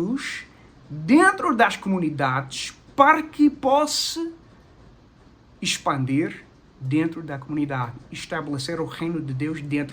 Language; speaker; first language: Portuguese; non-native, fluent; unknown